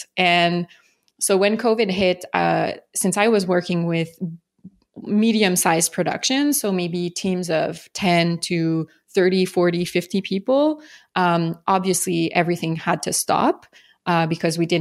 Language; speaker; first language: English; non-native, fluent; French